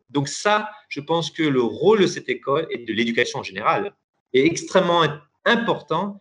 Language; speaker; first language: French; non-native, local second language; Persian